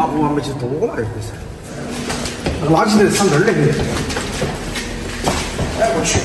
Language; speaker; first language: Chinese; native; Chinese